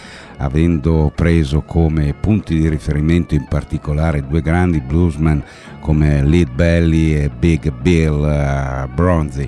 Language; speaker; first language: Italian; native; Italian